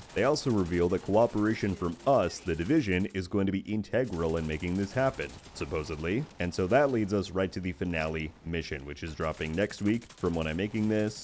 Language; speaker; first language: English; native; English